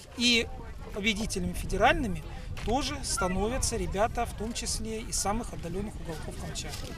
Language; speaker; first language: Russian; native; Russian